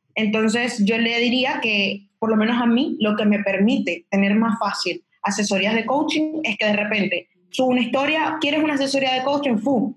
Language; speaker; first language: Spanish; native; Spanish